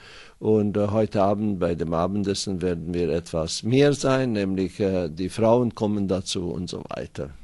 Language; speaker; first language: German; non-native, fluent; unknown